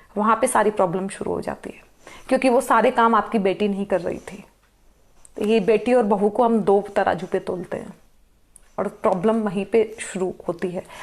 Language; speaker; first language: Hindi; native; Hindi